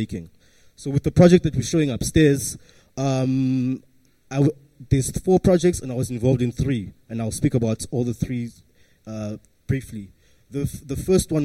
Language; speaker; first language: English; early bilingual, other home language; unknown